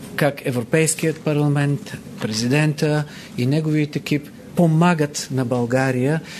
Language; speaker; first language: Bulgarian; native; Bulgarian